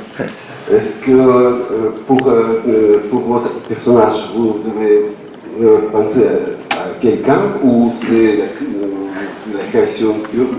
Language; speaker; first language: French; non-native, learner; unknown